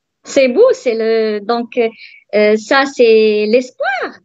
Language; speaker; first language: French; non-native, learner; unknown